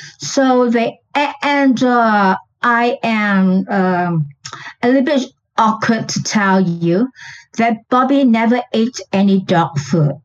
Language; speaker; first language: English; non-native, local second language; Chinese